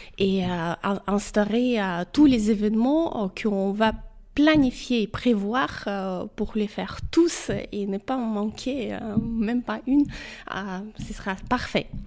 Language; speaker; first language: French; non-native, fluent; Ukrainian